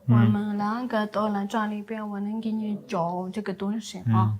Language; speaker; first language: Chinese; non-native, learner; Amharic